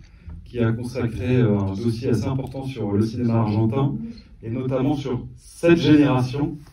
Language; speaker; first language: French; native; French